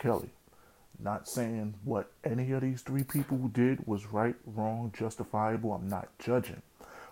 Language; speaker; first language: English; native; English